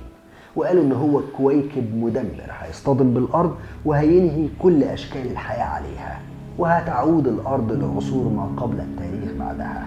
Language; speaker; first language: Arabic; native; Arabic